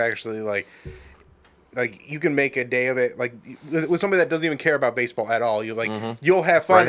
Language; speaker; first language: English; native; English